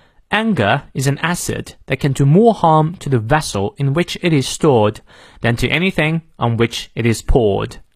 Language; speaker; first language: English; non-native, fluent; Chinese